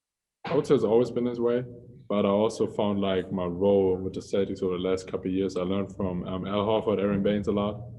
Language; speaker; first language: English; non-native, fluent; German